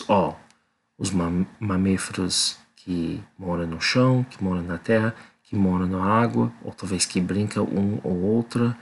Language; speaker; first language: Portuguese; non-native, learner; English